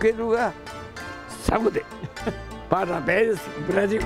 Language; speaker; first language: Portuguese; non-native, learner; Japanese